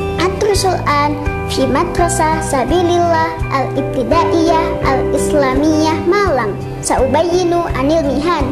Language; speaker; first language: Arabic; non-native, learner; Indonesian